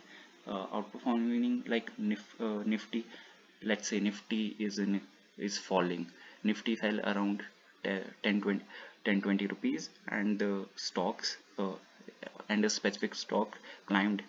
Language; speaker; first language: English; non-native, local second language; Hindi